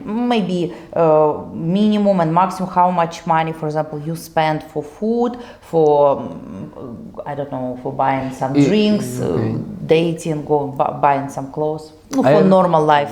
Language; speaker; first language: English; non-native, learner; Russian